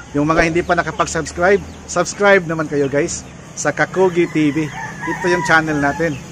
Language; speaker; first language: Filipino; non-native, local second language; Cebuano